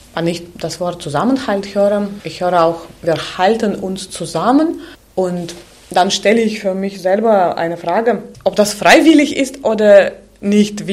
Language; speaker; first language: German; non-native, fluent; Russian